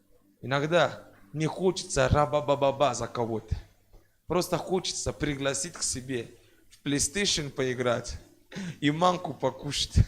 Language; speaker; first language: Russian; non-native, fluent; French